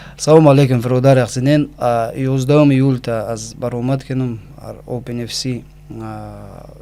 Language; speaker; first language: Tajik; non-native, local second language; Shughni